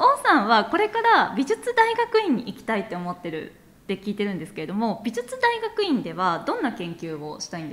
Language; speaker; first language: Japanese; native; Japanese